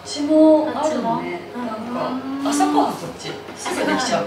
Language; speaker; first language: Japanese; non-native, fluent; Chinese